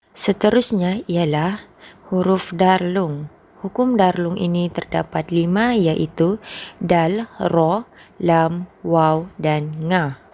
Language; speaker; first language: Malay; native; Malay